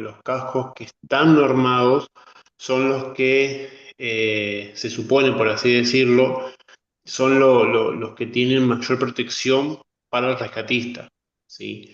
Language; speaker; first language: Spanish; native; Spanish